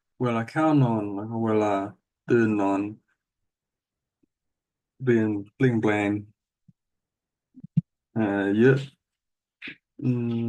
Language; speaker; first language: Thai; non-native, learner; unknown